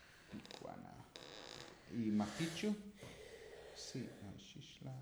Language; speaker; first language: Spanish; non-native, learner; English